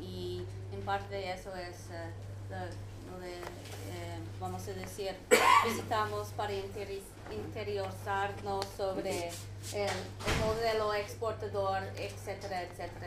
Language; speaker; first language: Spanish; non-native, fluent; English